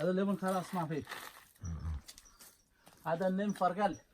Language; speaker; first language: Arabic; non-native, learner; Bangla